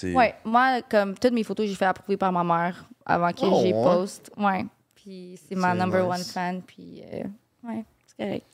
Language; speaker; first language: French; native; French